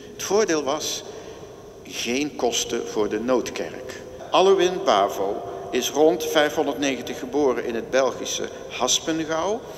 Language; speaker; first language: Dutch; native; Dutch